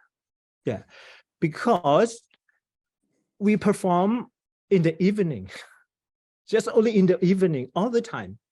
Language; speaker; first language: English; non-native, fluent; Thai